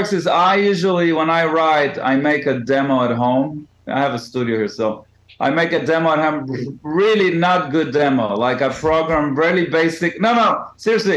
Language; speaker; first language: English; non-native, fluent; Hebrew